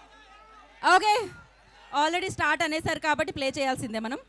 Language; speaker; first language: Telugu; native; Telugu